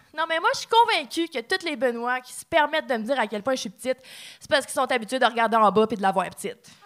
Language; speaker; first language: French; native; French